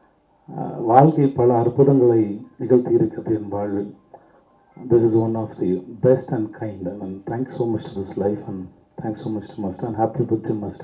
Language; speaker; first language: Tamil; native; Tamil